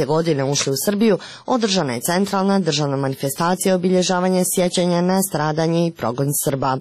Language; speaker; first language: Croatian; native; Croatian